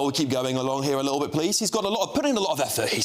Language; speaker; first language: English; native; English